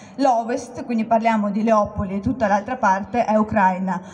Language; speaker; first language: Italian; non-native, fluent; Russian